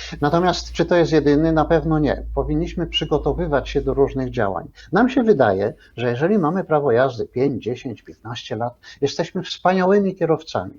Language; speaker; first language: Polish; native; Polish